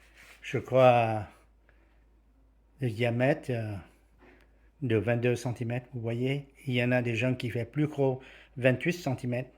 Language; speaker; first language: French; non-native, learner; Vietnamese